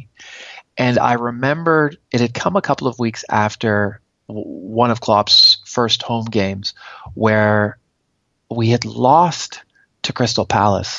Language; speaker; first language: English; native; English